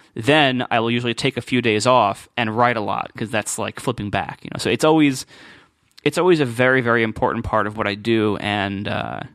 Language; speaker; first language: English; native; English